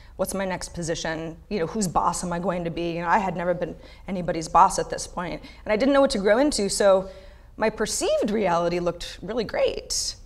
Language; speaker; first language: English; native; English